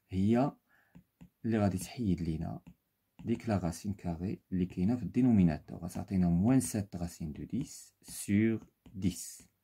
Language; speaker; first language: French; non-native, local second language; Arabic